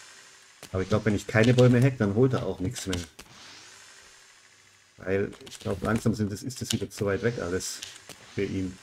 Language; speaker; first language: German; native; German